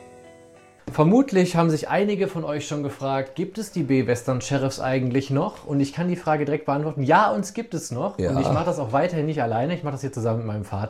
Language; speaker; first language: German; native; German